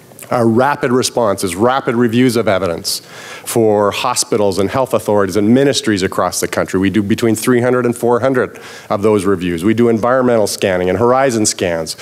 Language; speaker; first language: English; native; English